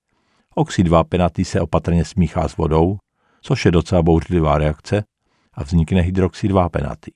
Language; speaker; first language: Czech; native; Czech